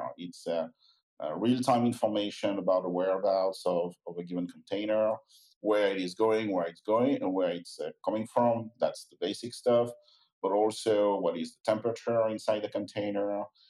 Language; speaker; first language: English; non-native, fluent; French